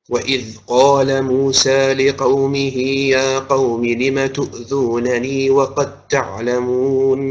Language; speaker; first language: Arabic; non-native, fluent; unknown